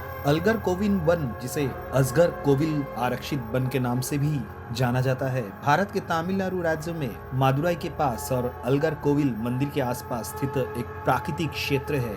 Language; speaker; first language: Hindi; non-native, local second language; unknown